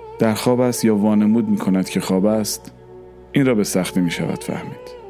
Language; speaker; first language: Persian; non-native, local second language; Armenian